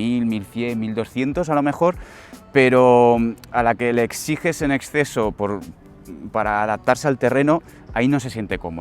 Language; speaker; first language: Spanish; native; Spanish